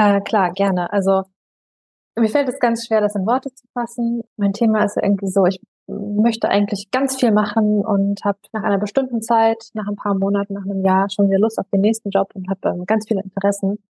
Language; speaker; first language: German; native; German